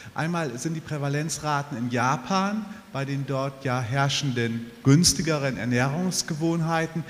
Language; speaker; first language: German; native; German